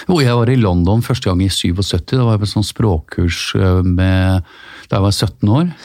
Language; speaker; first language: Norwegian; native; Norwegian